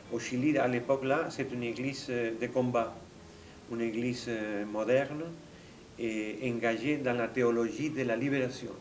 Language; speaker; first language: French; non-native, fluent; Spanish